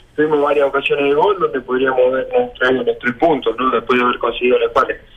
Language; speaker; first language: Spanish; native; Spanish